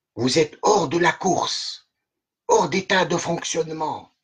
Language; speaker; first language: French; non-native, local second language; Arabic